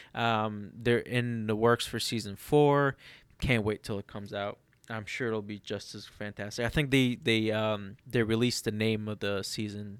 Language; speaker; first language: English; early bilingual, other home language; Arabic